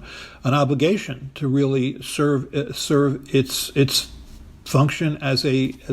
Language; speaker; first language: English; native; English